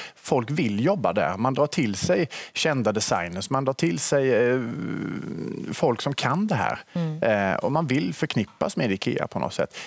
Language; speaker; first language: Swedish; native; Swedish